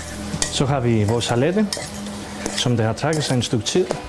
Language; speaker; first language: Danish; non-native, fluent; Greek